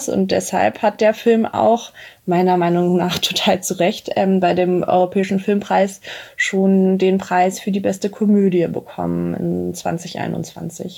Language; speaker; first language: German; native; German